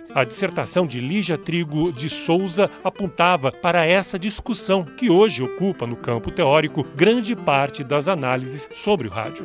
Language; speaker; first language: Portuguese; native; Portuguese